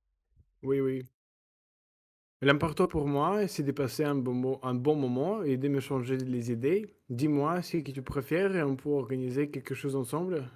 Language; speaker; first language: French; non-native, learner; Russian